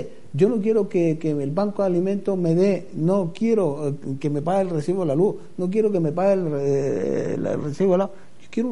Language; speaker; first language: Spanish; native; Spanish